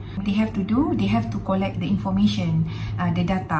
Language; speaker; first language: English; non-native, local second language; Malay